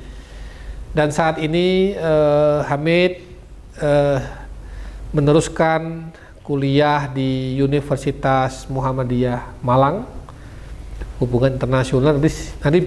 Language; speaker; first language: Indonesian; native; Indonesian